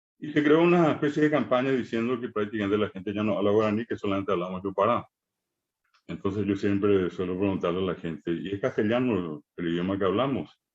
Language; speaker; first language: Spanish; non-native, local second language; Guarani